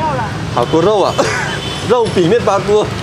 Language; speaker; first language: Chinese; non-native, learner; Vietnamese